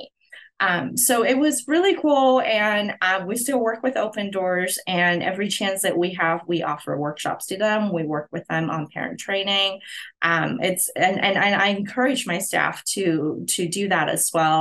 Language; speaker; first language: English; non-native, local second language; Cantonese